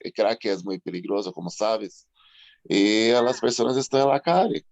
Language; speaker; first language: Spanish; non-native, fluent; Portuguese